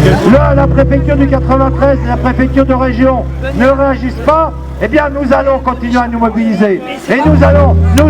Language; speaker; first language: French; native; French